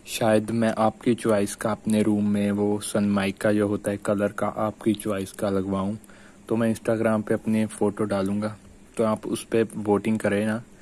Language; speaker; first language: Hindi; non-native, local second language; Punjabi